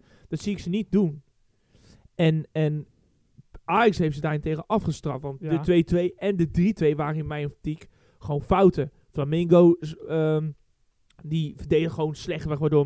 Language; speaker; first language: Dutch; native; Dutch